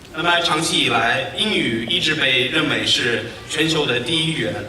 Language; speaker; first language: Chinese; non-native, fluent; English